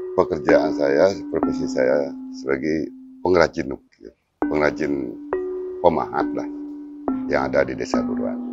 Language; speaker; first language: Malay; non-native, local second language; Balinese